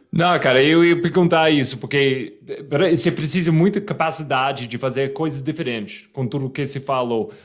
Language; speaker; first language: Portuguese; non-native, fluent; English